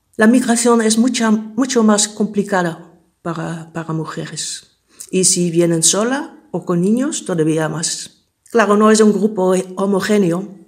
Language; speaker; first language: Spanish; non-native, fluent; Dutch